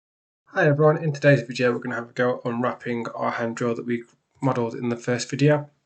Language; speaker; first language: English; native; English